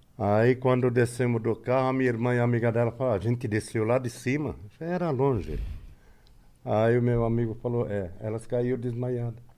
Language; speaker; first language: Portuguese; non-native, fluent; Arabic